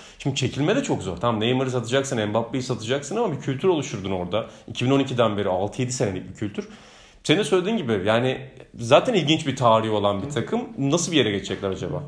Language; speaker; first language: Turkish; native; Turkish